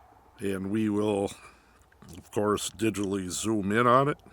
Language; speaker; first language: English; native; English